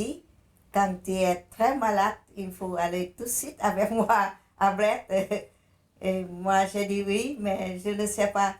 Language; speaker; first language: French; non-native, learner; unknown